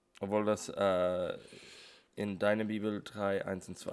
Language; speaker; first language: German; non-native, fluent; English